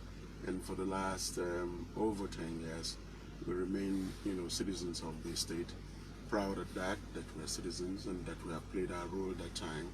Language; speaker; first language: English; non-native, local second language; Yoruba